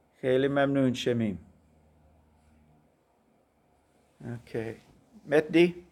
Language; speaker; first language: Persian; non-native, learner; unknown